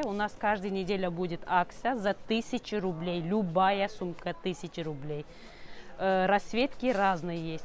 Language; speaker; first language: Russian; non-native, learner; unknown